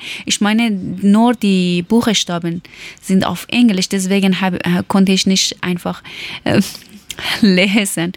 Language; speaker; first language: German; non-native, learner; Persian